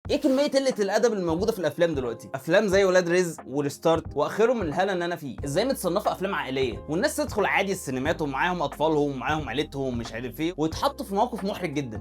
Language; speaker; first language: Arabic; native; Arabic